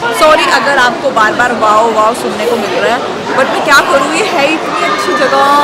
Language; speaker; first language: Hindi; native; Hindi